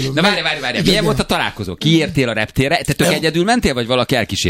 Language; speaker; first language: Hungarian; native; Hungarian